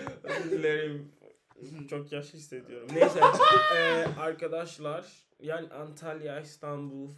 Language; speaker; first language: Turkish; non-native, learner; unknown